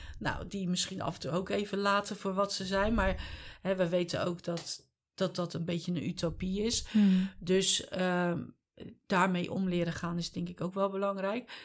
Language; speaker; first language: Dutch; native; Dutch